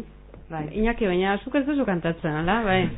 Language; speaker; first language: Basque; native; Basque